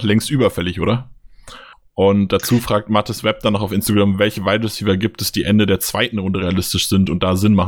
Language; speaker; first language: German; native; German